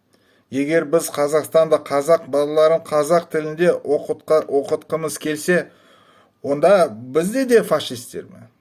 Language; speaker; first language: Kazakh; non-native, local second language; Russian